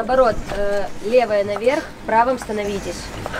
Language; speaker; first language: Russian; native; Russian